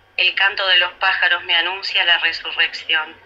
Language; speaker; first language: Spanish; native; Spanish